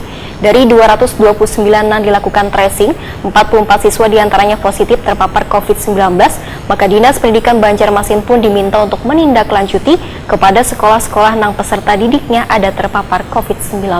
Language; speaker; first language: Indonesian; non-native, local second language; Banjar